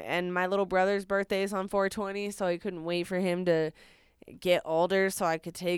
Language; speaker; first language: English; native; English